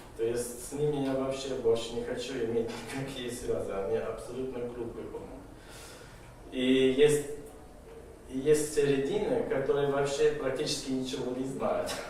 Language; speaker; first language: Russian; non-native, fluent; German